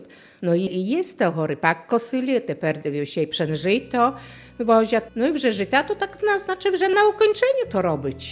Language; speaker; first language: Polish; non-native, local second language; Ukrainian